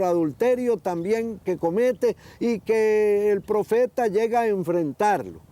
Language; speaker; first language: Spanish; native; Spanish